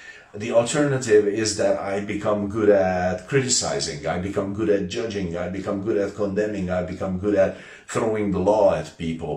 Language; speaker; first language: English; non-native, fluent; Hungarian